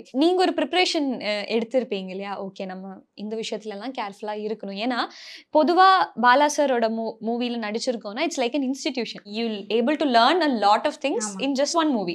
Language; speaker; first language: Tamil; native; Tamil